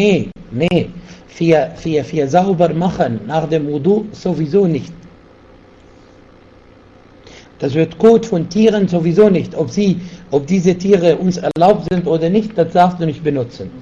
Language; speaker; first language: German; non-native, fluent; Arabic